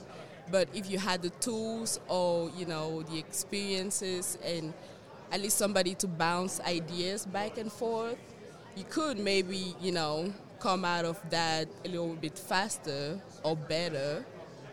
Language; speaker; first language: English; non-native, local second language; French